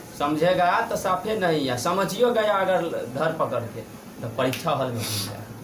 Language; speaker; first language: Hindi; native; Hindi